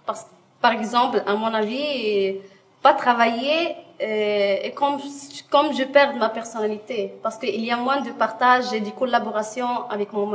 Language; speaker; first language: French; non-native, learner; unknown